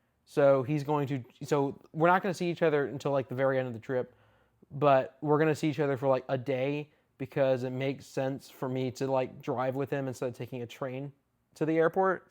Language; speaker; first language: English; native; English